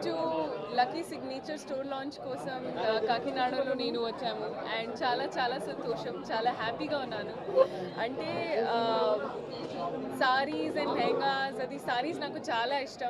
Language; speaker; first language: Telugu; non-native, fluent; Hindi